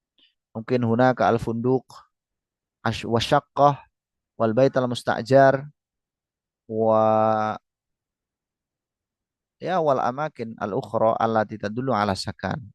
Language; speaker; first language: Arabic; non-native, fluent; Indonesian